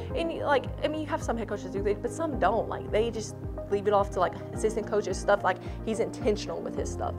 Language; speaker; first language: English; native; English